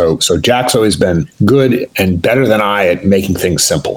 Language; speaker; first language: English; native; English